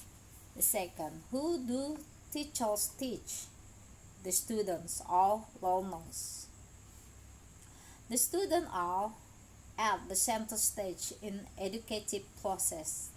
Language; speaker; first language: English; non-native, learner; Indonesian